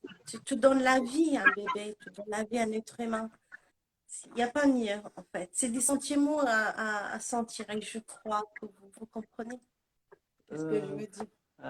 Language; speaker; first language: French; non-native, local second language; Arabic